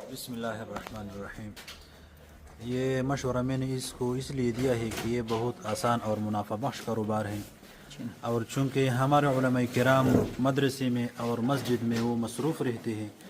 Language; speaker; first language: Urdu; non-native, local second language; Pashto